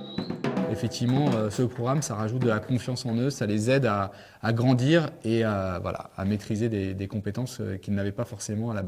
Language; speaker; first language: French; native; French